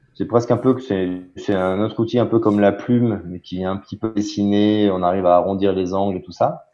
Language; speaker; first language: French; native; French